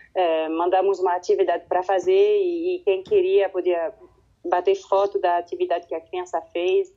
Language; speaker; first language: Portuguese; non-native, fluent; French